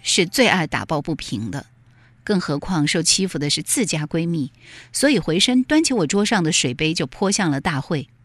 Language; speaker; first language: Chinese; native; Chinese